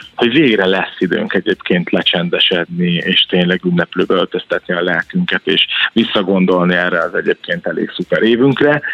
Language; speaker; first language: Hungarian; native; Hungarian